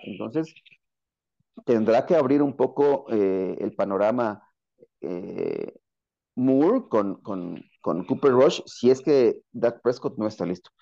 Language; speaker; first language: Spanish; native; Spanish